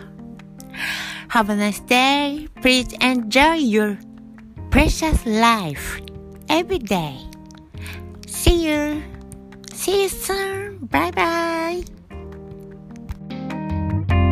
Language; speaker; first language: English; non-native, learner; Japanese